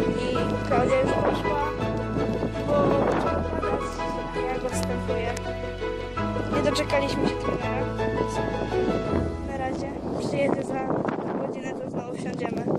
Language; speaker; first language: Polish; native; Polish